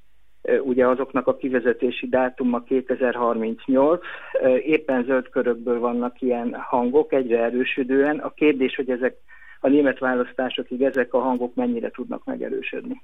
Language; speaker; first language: Hungarian; native; Hungarian